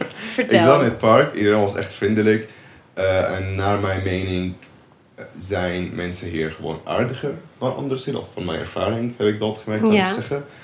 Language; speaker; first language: Dutch; non-native, fluent; Arabic